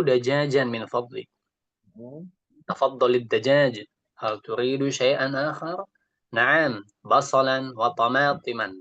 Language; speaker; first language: Arabic; non-native, learner; Indonesian